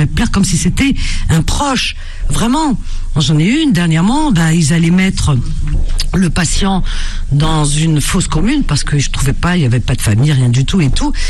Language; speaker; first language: French; native; French